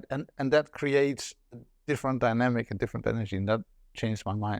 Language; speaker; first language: English; non-native, fluent; Dutch